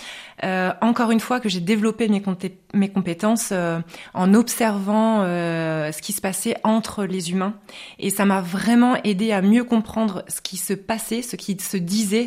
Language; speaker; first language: French; native; French